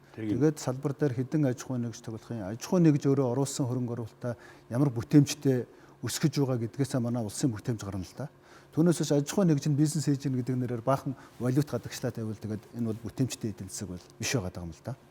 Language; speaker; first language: Mongolian; native; Mongolian